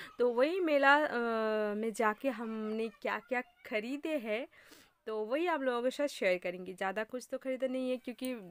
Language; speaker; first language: Hindi; non-native, local second language; Bangla